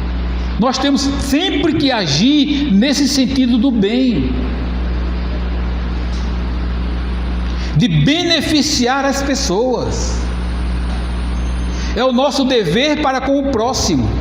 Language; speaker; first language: Portuguese; native; Portuguese